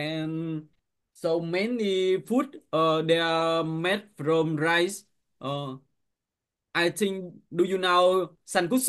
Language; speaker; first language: English; non-native, learner; Vietnamese